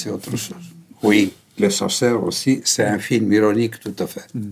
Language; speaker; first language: French; non-native, fluent; Greek